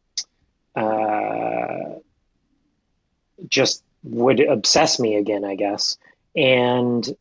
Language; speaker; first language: English; native; English